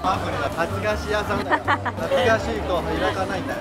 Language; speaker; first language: Japanese; non-native, fluent; Chinese